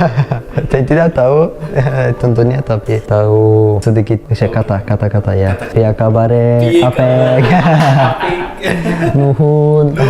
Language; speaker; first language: Indonesian; non-native, learner; Turkish